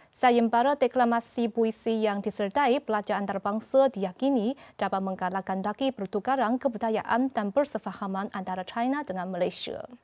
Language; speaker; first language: Malay; non-native, fluent; Chinese